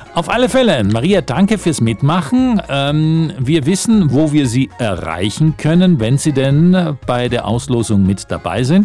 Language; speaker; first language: German; native; German